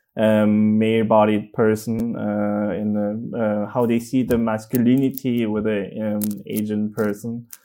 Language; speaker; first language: English; non-native, fluent; Korean